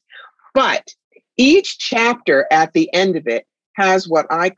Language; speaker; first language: English; native; English